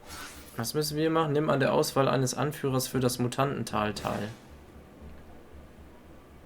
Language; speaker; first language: German; native; German